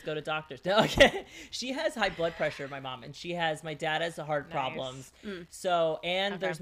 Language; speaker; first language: English; early bilingual, other home language; Greek